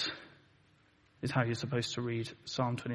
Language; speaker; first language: English; native; English